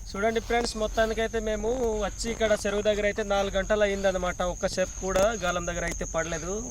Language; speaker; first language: Telugu; non-native, local second language; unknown